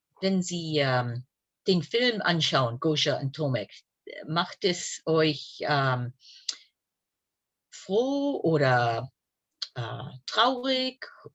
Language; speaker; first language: German; early bilingual, heritage; German